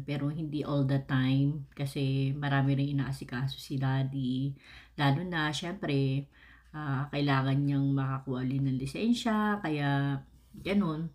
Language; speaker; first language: Filipino; native; Filipino